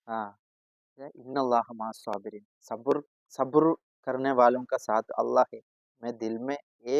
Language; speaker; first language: Hindi; non-native, local second language; Malayalam